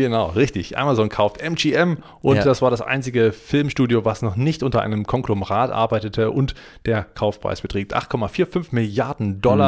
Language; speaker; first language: German; native; German